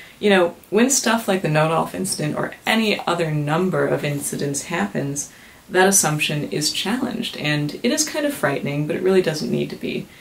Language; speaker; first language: English; native; English